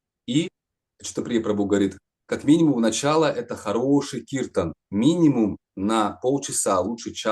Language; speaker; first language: Russian; native; Russian